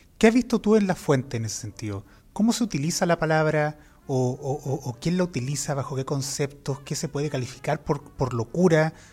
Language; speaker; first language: Spanish; native; Spanish